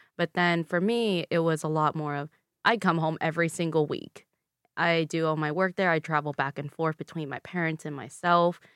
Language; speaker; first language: English; early bilingual, other home language; Vietnamese